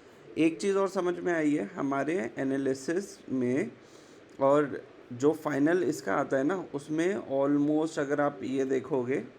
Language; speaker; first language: Hindi; native; Hindi